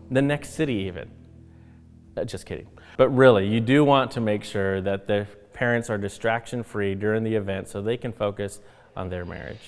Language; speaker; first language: English; native; English